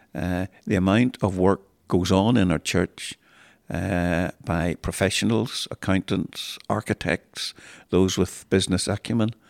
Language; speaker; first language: English; native; English